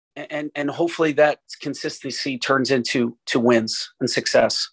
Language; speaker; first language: English; native; English